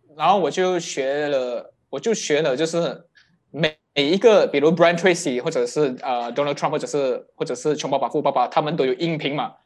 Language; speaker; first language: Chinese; native; Chinese